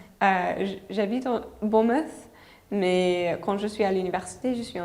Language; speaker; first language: French; non-native, fluent; English